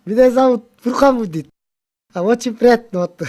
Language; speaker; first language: Russian; non-native, local second language; Kyrgyz